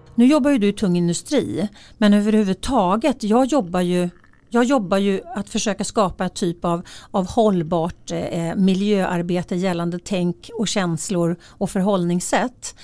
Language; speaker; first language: Swedish; native; Swedish